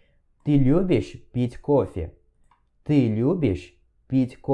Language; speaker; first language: Russian; non-native, fluent; Portuguese